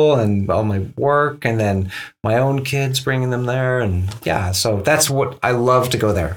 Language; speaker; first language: English; native; English